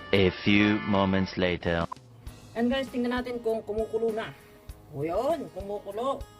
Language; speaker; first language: Filipino; native; Filipino